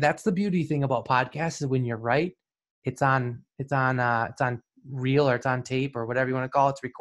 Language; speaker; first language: English; native; English